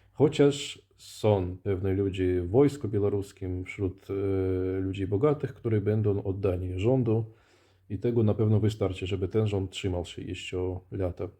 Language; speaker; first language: Polish; non-native, fluent; Russian